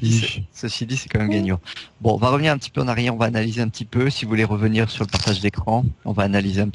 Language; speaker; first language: French; native; French